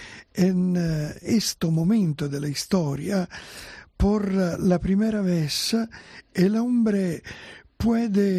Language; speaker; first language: Spanish; non-native, fluent; Italian